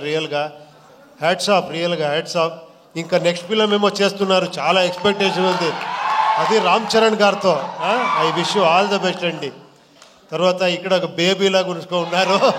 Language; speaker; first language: Telugu; non-native, fluent; Kannada